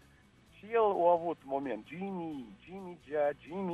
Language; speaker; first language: Romanian; non-native, local second language; Russian